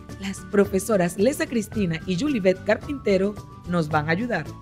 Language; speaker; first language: Spanish; native; Spanish